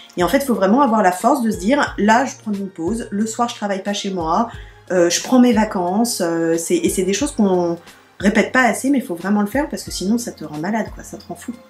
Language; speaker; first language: French; native; French